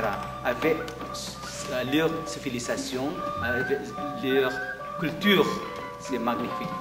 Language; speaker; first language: French; non-native, learner; Indonesian